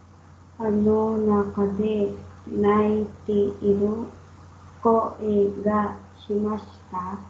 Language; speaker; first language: Japanese; non-native, learner; Filipino